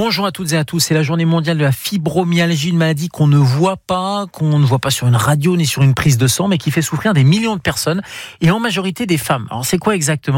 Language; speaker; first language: French; native; French